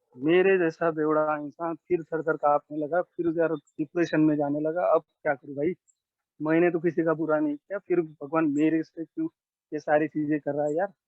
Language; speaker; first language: Hindi; non-native, local second language; Marathi